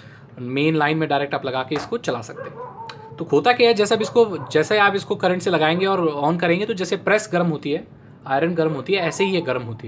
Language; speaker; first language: Hindi; native; Hindi